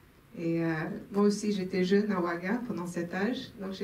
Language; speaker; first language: French; non-native, local second language; Swedish